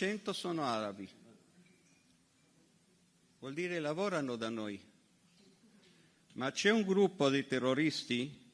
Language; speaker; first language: Italian; non-native, fluent; Hebrew